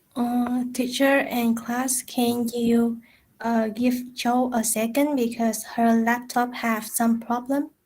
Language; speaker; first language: English; non-native, learner; Vietnamese